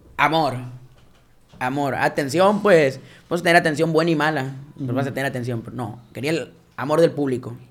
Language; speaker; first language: Spanish; native; Spanish